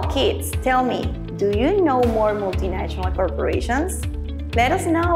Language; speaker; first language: English; non-native, fluent; Spanish